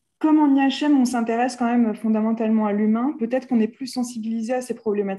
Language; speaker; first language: French; native; French